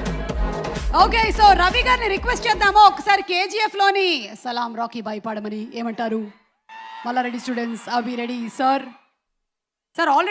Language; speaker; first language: Telugu; native; Telugu